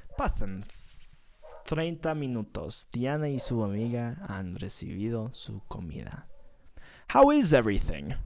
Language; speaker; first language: Spanish; non-native, fluent; English